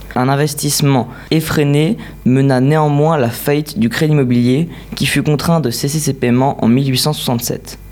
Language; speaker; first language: French; native; French